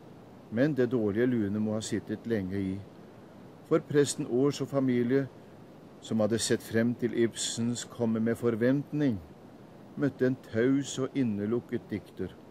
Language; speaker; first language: Norwegian; native; Norwegian